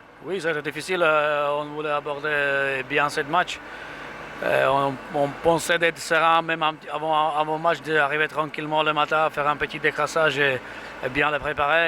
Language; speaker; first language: French; non-native, fluent; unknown